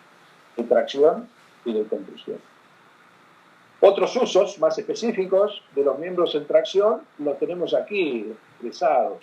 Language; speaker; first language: Spanish; native; Spanish